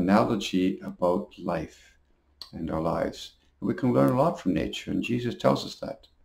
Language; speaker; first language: English; native; English